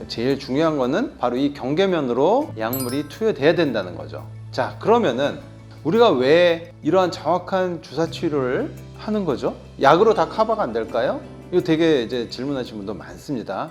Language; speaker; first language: Korean; native; Korean